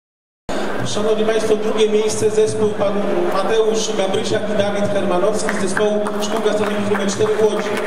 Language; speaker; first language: Polish; native; Polish